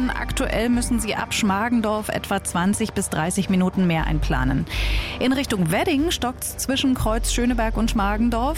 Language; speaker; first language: German; native; German